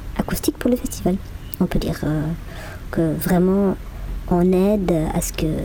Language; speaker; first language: French; non-native, local second language; Swiss German